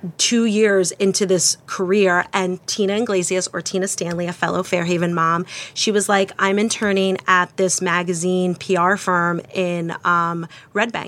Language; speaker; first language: English; native; English